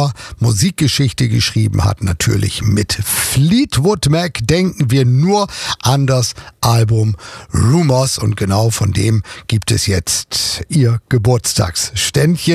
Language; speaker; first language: German; native; German